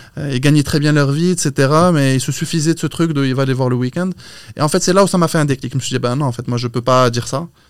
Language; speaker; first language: French; non-native, local second language; Arabic